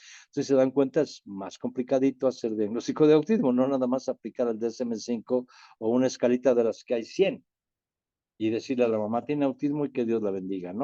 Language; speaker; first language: Spanish; native; Spanish